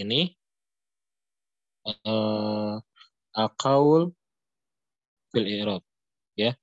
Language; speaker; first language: Arabic; non-native, fluent; Indonesian